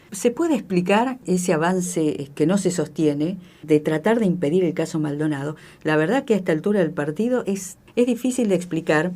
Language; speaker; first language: Spanish; native; Spanish